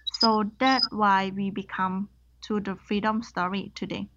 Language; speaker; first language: English; non-native, learner; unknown